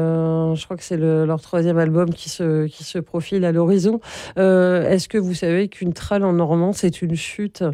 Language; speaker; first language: French; native; French